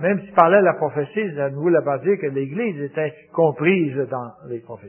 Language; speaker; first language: French; native; French